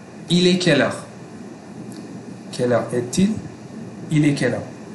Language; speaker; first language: French; non-native, fluent; Malay